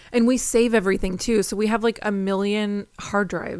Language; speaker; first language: English; native; English